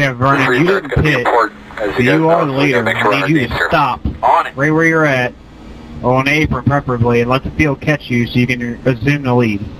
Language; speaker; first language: English; native; English